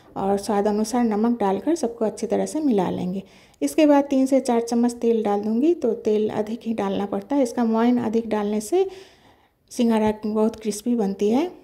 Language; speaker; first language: Hindi; non-native, local second language; Bangla